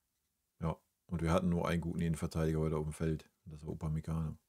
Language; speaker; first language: German; native; German